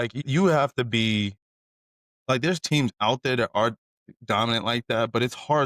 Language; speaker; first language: English; native; English